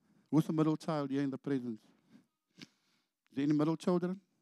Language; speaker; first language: English; non-native, local second language; Afrikaans